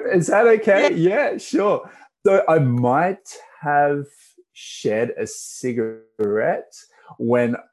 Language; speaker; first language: English; native; English